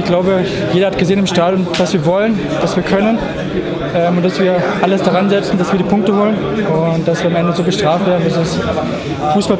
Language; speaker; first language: German; native; German